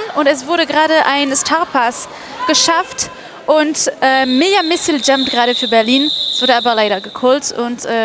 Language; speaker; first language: German; non-native, fluent; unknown